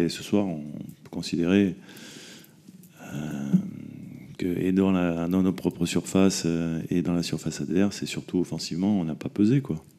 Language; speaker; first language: French; native; French